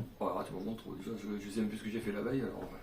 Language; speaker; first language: French; native; French